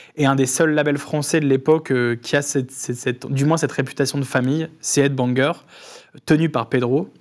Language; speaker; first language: French; native; French